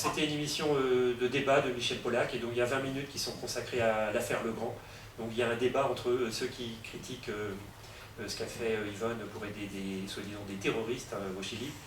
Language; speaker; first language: French; native; French